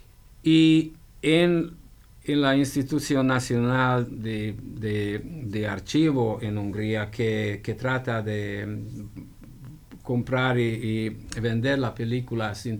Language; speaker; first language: Spanish; non-native, fluent; Hungarian